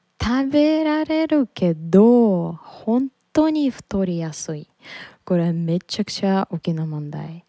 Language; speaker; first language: Japanese; non-native, learner; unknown